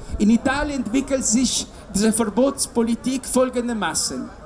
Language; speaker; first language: German; non-native, learner; Italian